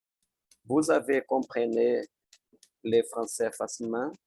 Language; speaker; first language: French; non-native, learner; Portuguese